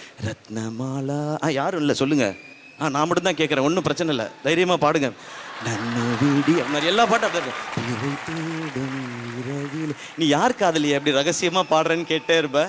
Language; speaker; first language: Tamil; native; Tamil